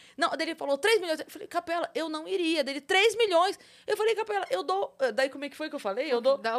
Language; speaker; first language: Portuguese; native; Portuguese